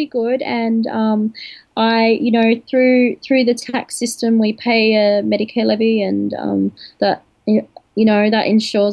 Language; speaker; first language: English; native; English